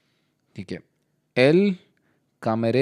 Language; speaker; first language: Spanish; non-native, learner; Hindi